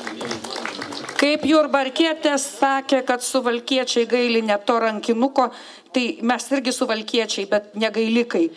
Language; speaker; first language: Lithuanian; native; Lithuanian